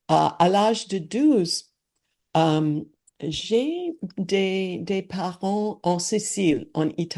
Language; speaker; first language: French; non-native, learner; English